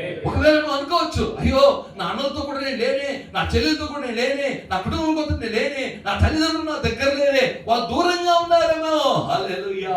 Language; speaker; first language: Telugu; native; Telugu